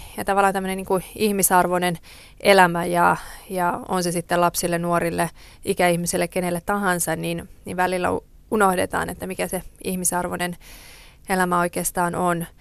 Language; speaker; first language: Finnish; early bilingual, other home language; Persian